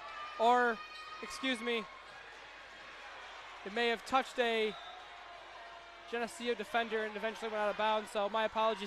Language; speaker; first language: English; native; English